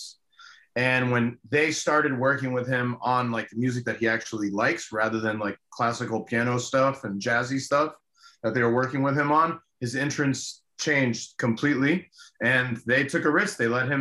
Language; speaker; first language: English; early bilingual, other home language; Spanish